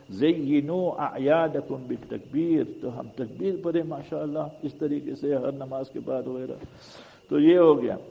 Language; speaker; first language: Urdu; non-native, local second language; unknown